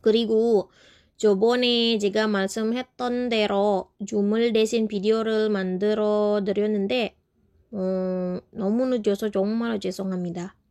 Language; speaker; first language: Korean; non-native, fluent; Indonesian